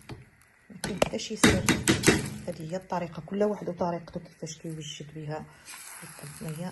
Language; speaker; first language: Arabic; native; Arabic